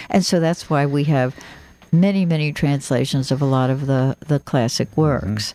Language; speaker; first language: English; native; English